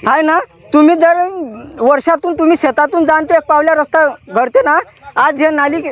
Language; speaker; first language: Marathi; native; Marathi